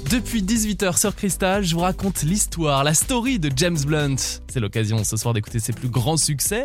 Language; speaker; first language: French; native; French